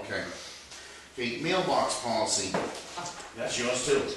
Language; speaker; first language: English; native; English